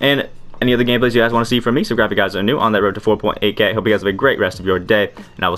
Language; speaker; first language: English; native; English